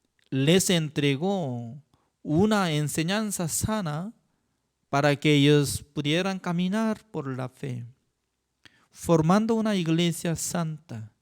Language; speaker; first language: Spanish; non-native, fluent; Korean